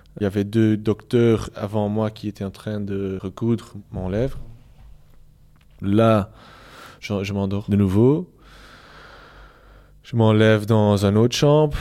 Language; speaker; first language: French; non-native, local second language; Dutch